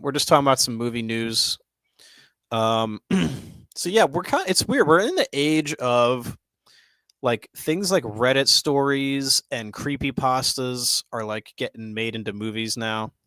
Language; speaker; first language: English; native; English